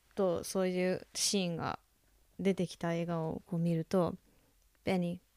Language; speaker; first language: Japanese; native; Japanese